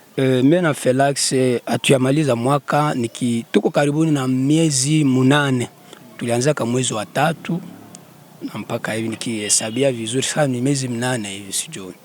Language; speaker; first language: Swahili; native; Swahili